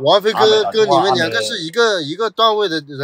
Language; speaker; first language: Chinese; native; Chinese